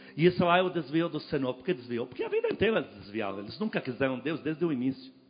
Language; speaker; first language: Portuguese; non-native, fluent; Arabic